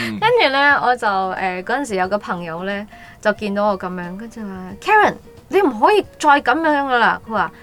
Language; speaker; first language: Cantonese; non-native, local second language; Chinese